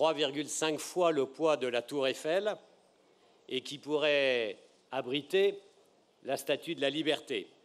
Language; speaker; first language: French; native; French